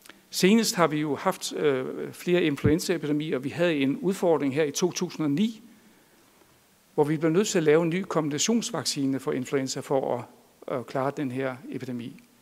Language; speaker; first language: Danish; native; Danish